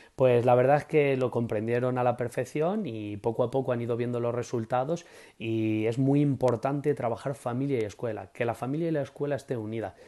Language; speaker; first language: Spanish; native; Spanish